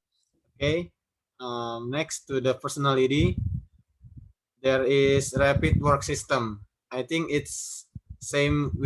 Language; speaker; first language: English; non-native, learner; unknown